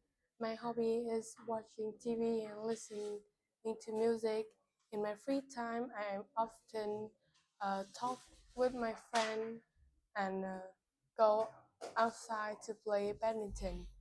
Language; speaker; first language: English; non-native, learner; Vietnamese